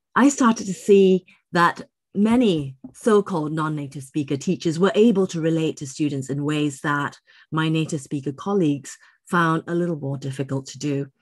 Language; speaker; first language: English; native; English